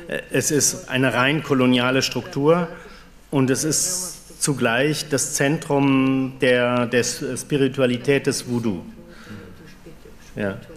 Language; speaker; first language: German; native; German